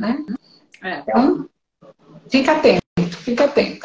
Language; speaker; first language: Portuguese; native; Portuguese